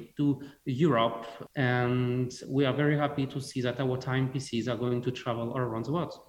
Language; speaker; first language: English; non-native, fluent; French